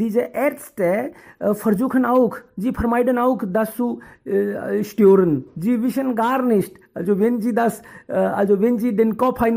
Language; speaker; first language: German; non-native, learner; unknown